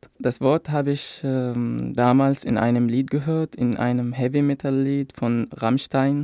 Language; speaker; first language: German; non-native, fluent; Arabic